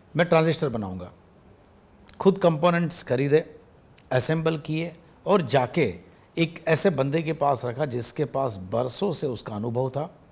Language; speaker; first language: Hindi; non-native, local second language; Gujarati